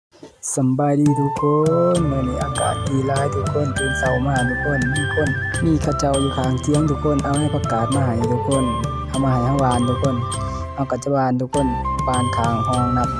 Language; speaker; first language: Thai; non-native, local second language; Lao